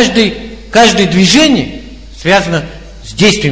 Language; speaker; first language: Russian; native; Russian